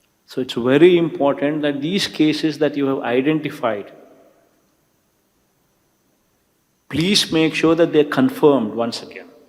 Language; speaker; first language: English; non-native, local second language; Telugu